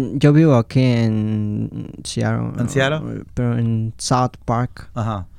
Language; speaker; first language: Spanish; non-native, local second language; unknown